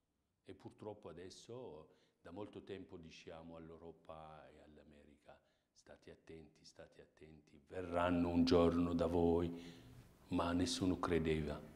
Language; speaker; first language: Italian; non-native, fluent; Arabic